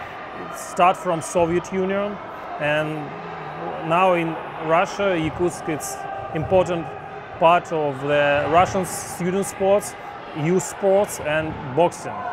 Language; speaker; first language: English; non-native, learner; Russian